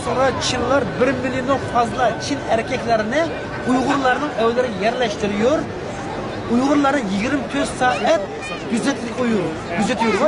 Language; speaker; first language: Turkish; non-native, learner; Uyghur